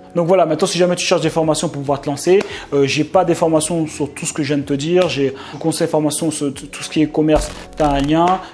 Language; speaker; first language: French; native; French